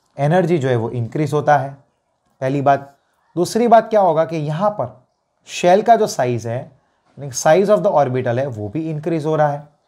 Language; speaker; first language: Hindi; non-native, local second language; Gujarati